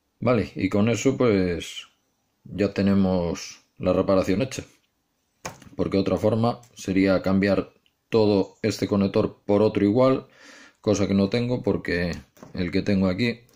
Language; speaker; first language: Spanish; native; Spanish